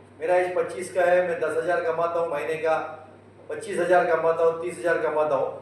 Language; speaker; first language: Hindi; non-native, local second language; Marathi